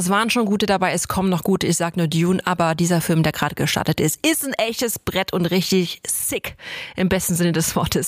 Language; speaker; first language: German; native; German